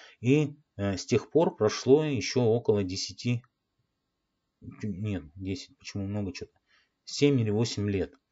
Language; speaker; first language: Russian; native; Russian